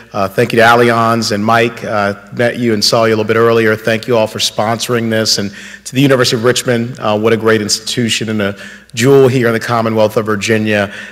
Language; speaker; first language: English; native; English